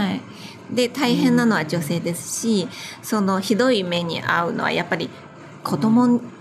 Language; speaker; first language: Japanese; non-native, fluent; Chinese